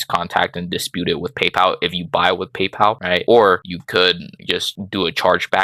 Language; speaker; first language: English; native; English